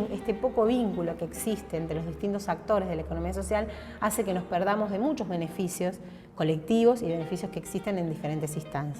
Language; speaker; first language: Spanish; native; Spanish